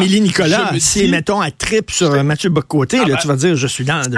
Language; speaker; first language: French; native; French